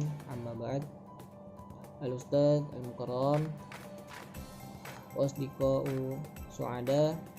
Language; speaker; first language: Arabic; non-native, learner; Indonesian